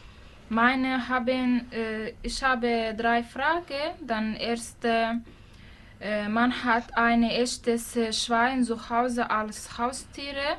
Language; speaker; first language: German; non-native, learner; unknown